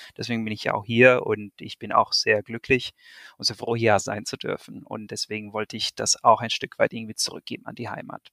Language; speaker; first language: German; non-native, fluent; Spanish